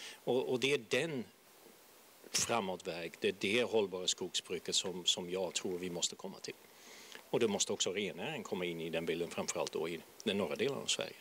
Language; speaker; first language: Swedish; non-native, fluent; Dutch